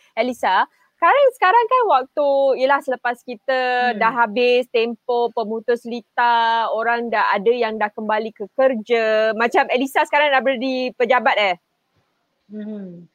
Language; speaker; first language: Malay; native; Malay